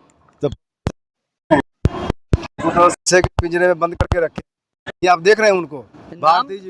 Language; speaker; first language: Hindi; native; Hindi